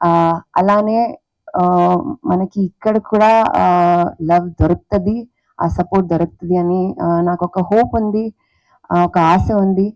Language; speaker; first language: Telugu; non-native, fluent; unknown